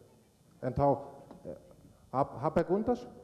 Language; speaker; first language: Portuguese; non-native, learner; German